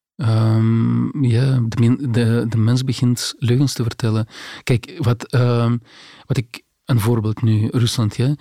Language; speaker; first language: Dutch; non-native, fluent; Russian